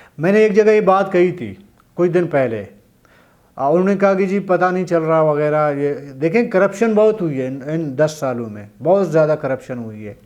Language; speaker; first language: Urdu; non-native, local second language; Baluchi